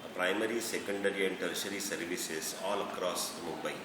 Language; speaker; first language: English; non-native, local second language; Marathi